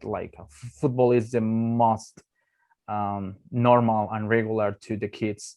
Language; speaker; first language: English; non-native, learner; Spanish